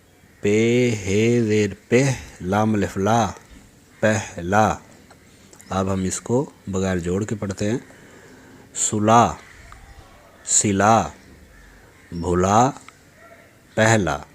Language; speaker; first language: Urdu; native; Urdu